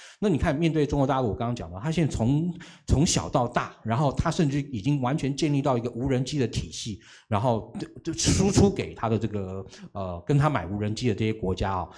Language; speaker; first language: Chinese; native; Chinese